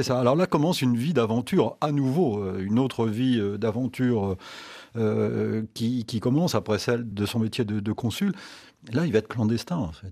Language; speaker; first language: French; native; French